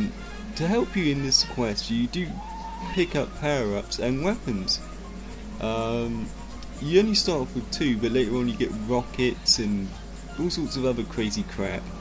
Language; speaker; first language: English; native; English